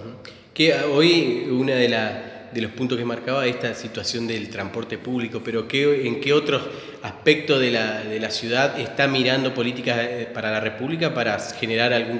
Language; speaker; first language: Spanish; native; Spanish